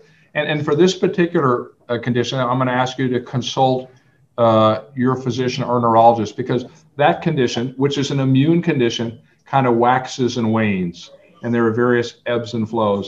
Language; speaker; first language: English; native; English